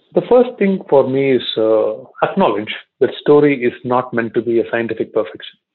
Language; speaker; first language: English; non-native, local second language; Tamil